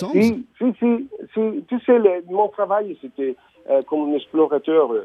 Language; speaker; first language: French; non-native, learner; Italian